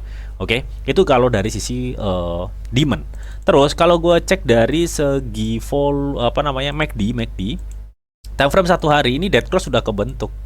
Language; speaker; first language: Indonesian; native; Indonesian